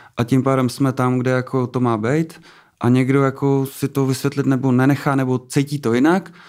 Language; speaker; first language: Czech; native; Czech